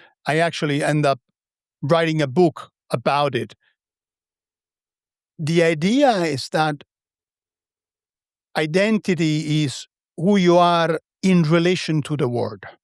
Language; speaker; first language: English; non-native, fluent; Italian